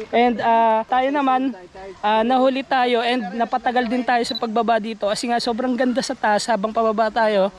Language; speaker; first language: Filipino; native; Filipino